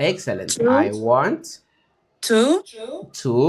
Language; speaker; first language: English; non-native, fluent; Amharic